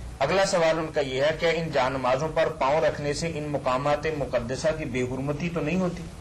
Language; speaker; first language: Urdu; non-native, local second language; Punjabi